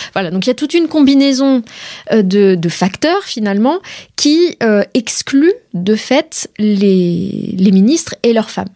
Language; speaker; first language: French; native; French